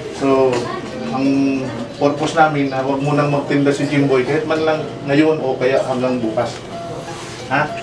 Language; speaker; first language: Filipino; non-native, local second language; Waray